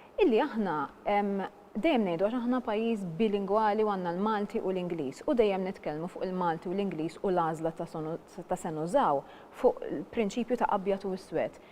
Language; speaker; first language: Maltese; native; Maltese